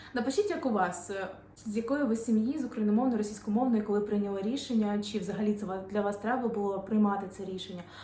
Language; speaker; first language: Ukrainian; non-native, local second language; Russian